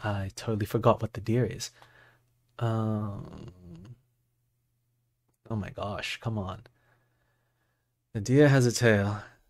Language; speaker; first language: English; native; English